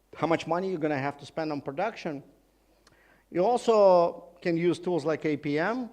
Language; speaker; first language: English; non-native, fluent; Russian